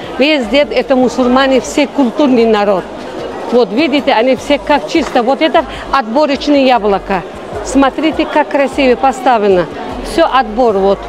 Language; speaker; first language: Russian; non-native, local second language; Tajik